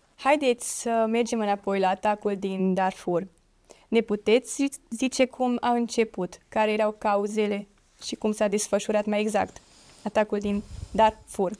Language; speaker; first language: Romanian; non-native, local second language; Hungarian